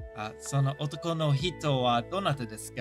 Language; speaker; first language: Japanese; non-native, learner; English